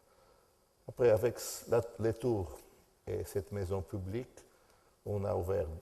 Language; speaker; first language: French; non-native, fluent; Portuguese